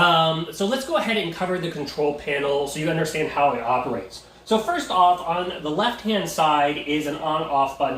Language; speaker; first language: English; native; English